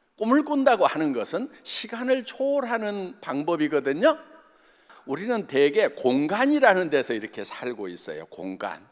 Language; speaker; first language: Korean; native; Korean